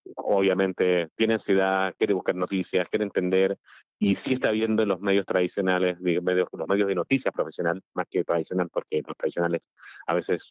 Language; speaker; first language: Spanish; native; Spanish